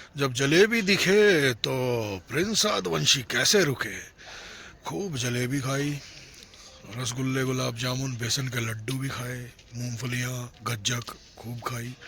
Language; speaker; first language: Hindi; native; Hindi